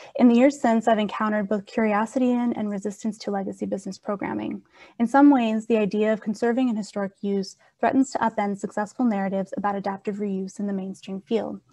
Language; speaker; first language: English; native; English